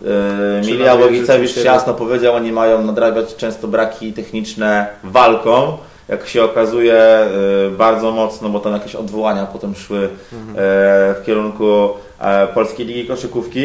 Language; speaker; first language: Polish; native; Polish